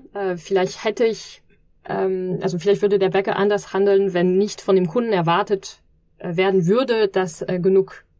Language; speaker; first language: German; non-native, fluent; French